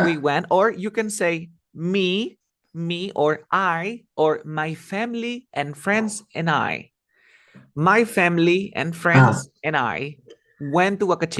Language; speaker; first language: English; non-native, fluent; Spanish